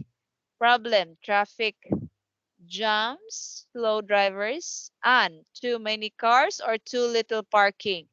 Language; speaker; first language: English; non-native, fluent; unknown